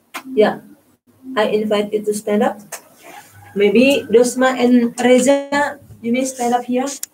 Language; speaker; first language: English; non-native, fluent; Indonesian